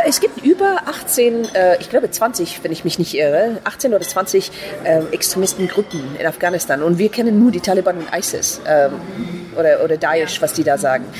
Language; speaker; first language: German; non-native, fluent; Persian